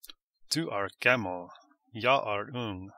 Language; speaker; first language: Swedish; non-native, learner; English